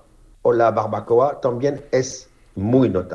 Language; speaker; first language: Spanish; non-native, learner; French